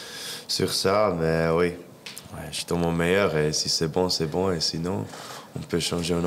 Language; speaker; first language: French; non-native, fluent; English